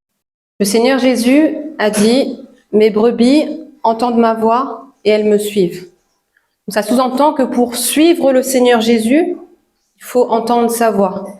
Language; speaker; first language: French; native; French